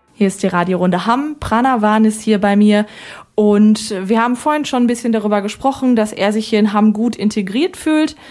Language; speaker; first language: German; native; German